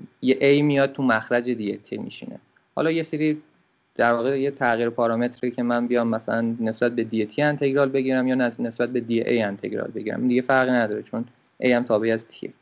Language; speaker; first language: Persian; native; Persian